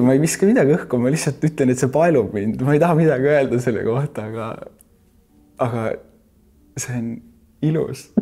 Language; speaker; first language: Estonian; native; Estonian